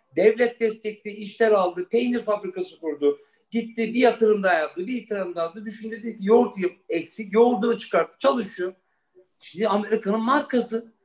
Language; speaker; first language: Turkish; early bilingual, heritage; Turkish